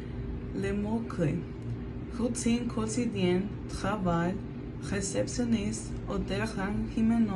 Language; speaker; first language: French; non-native, learner; Spanish